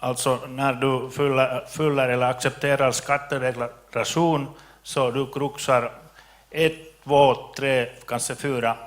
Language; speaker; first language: Swedish; non-native, local second language; Finnish